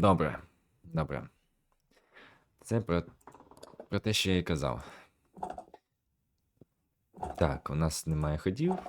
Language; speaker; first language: Ukrainian; native; Ukrainian